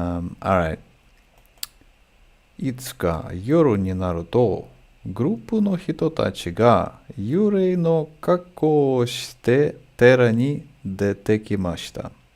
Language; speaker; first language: Japanese; non-native, learner; English